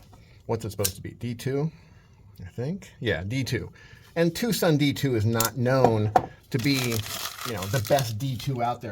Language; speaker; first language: English; native; English